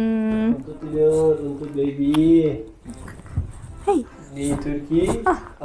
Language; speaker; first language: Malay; non-native, learner; Turkish